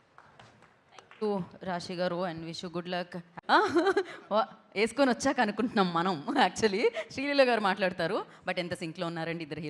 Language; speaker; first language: Telugu; native; Telugu